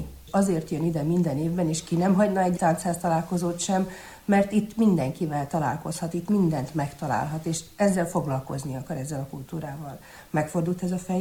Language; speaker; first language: Hungarian; native; Hungarian